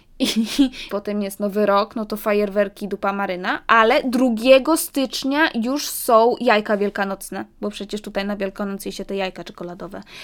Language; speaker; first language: Polish; early bilingual, heritage; Polish